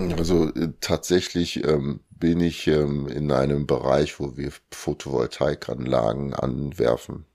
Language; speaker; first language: German; early bilingual, other home language; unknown